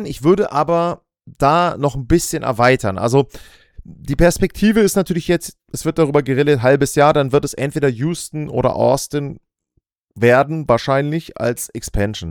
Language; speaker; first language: German; native; German